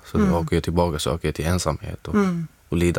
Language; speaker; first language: Swedish; non-native, fluent; Arabic